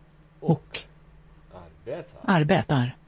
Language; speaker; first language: Swedish; non-native, learner; English